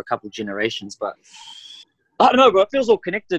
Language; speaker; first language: English; non-native, local second language; Māori